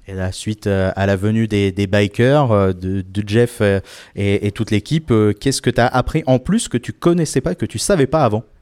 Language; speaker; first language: French; native; French